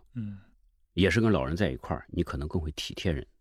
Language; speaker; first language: Chinese; native; Chinese